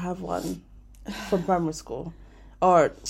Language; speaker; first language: English; native; English